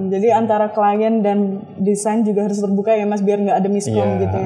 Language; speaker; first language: Indonesian; native; Indonesian